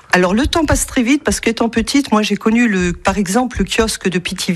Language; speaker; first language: French; native; French